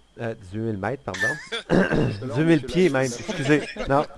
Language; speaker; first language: French; native; French